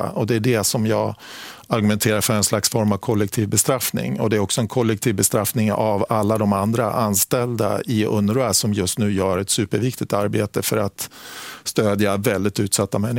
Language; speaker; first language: Swedish; native; Swedish